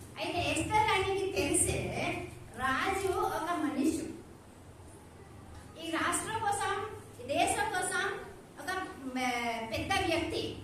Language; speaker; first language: Telugu; non-native, learner; Odia